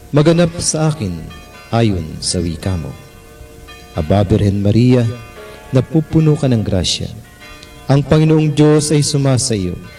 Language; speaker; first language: Filipino; native; Filipino